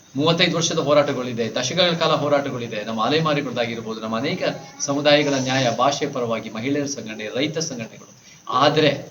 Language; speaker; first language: Kannada; early bilingual, heritage; Kannada